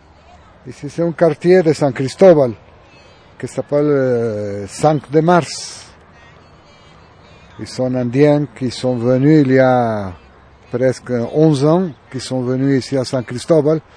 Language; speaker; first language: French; non-native, learner; Spanish